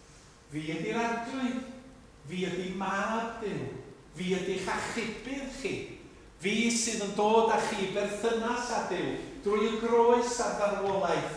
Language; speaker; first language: Welsh; native; Welsh